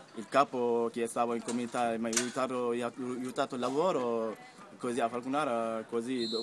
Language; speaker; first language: Italian; non-native, fluent; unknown